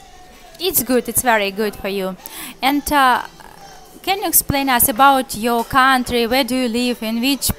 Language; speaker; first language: English; non-native, learner; Russian